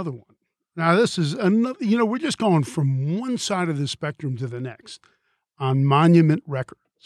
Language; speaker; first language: English; native; English